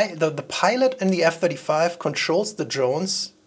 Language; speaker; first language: English; non-native, fluent; German